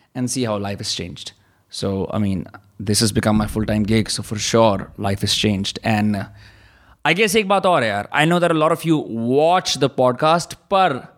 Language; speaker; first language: Hindi; native; Hindi